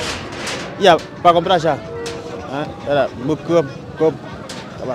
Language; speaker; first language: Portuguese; non-native, learner; Vietnamese